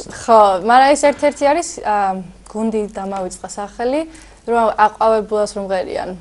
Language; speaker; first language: Georgian; early bilingual, heritage; Georgian